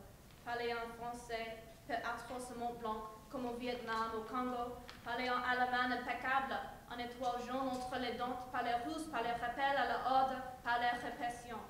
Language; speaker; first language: French; non-native, learner; English